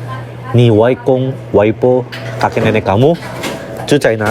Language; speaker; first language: Chinese; non-native, fluent; Indonesian